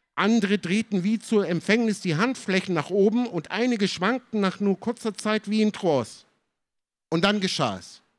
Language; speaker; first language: German; early bilingual, other home language; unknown